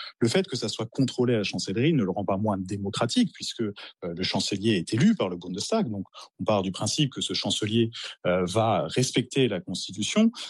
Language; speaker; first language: French; native; French